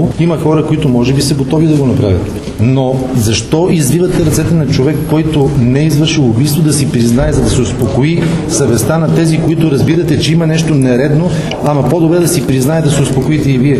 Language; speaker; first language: Bulgarian; native; Bulgarian